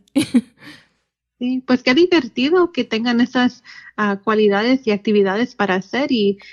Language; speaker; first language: Spanish; early bilingual, heritage; Spanish